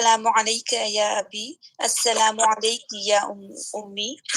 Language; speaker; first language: Arabic; non-native, learner; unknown